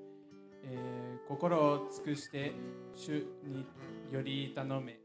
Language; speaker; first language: Japanese; early bilingual, other home language; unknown